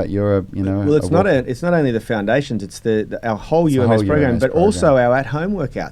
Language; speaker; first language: English; native; English